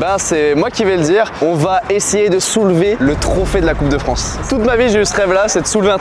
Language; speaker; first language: French; native; French